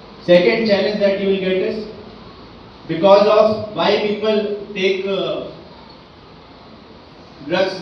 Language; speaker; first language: English; non-native, local second language; Telugu